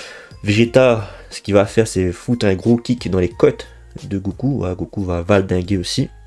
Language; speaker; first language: French; native; French